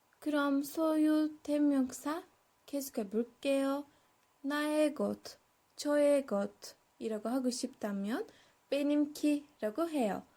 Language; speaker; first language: Korean; non-native, learner; Turkish